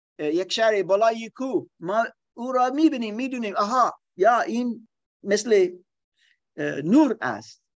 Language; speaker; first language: Persian; non-native, learner; German